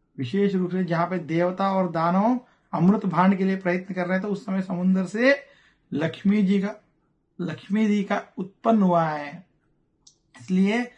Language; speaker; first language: Hindi; non-native, local second language; Telugu